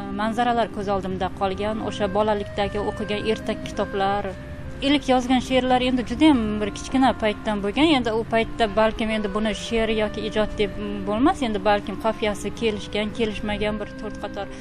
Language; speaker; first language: Uzbek; non-native, local second language; Kazakh